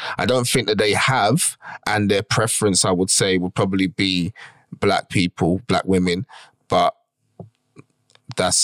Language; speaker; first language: English; native; English